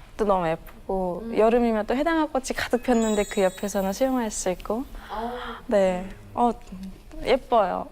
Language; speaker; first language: Korean; native; Korean